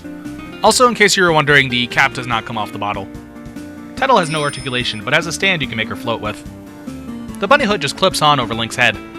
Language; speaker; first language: English; native; English